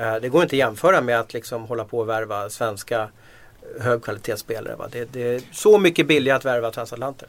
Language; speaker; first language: Swedish; native; Swedish